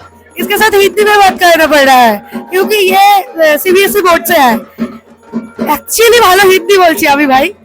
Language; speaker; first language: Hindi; non-native, local second language; Bangla